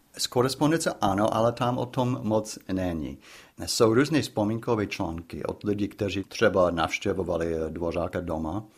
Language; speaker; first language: Czech; non-native, fluent; English